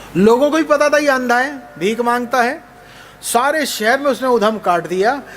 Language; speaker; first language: Hindi; native; Hindi